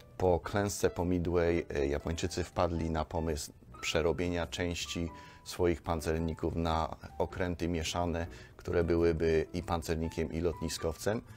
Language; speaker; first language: Polish; native; Polish